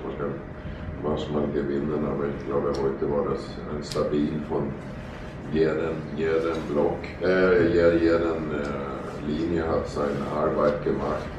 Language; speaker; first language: German; non-native, fluent; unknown